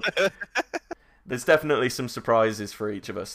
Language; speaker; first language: English; native; English